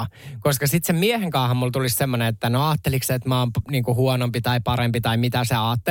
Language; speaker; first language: Finnish; native; Finnish